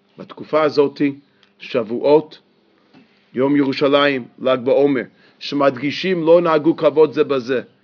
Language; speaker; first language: Hebrew; non-native, fluent; English